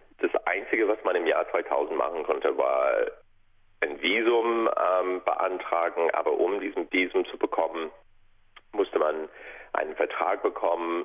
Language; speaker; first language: German; non-native, fluent; English